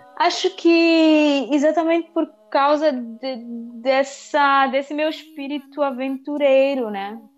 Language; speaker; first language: Portuguese; native; Portuguese